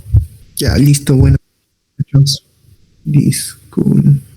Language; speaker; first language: Spanish; native; Spanish